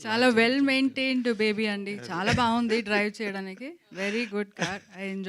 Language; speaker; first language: Telugu; non-native, local second language; Kannada